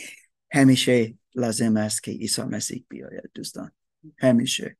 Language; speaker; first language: Persian; non-native, learner; English